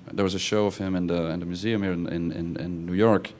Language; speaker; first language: English; non-native, fluent; Dutch